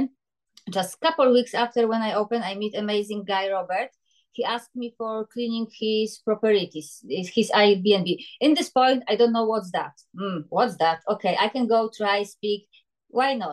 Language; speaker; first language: English; non-native, learner; Polish